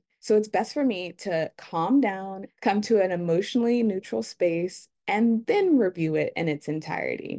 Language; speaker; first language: English; native; English